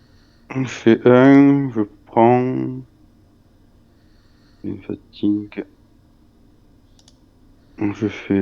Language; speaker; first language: French; native; French